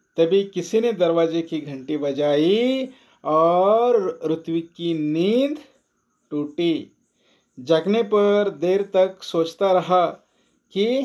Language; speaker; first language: Hindi; non-native, local second language; Marathi